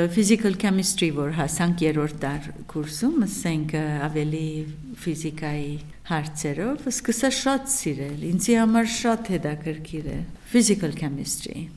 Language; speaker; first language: Armenian; early bilingual, heritage; Armenian